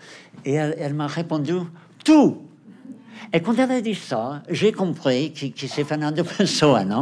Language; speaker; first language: French; non-native, fluent; Portuguese